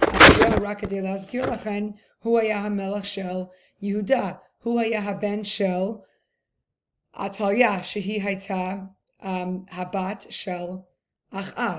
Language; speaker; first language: Hebrew; non-native, fluent; English